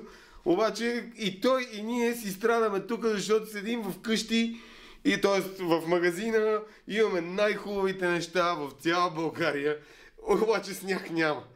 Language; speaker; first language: Bulgarian; native; Bulgarian